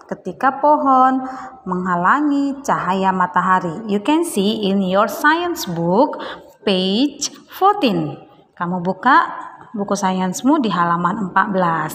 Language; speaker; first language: English; non-native, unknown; Indonesian